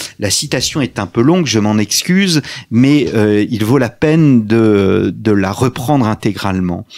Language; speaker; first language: French; native; French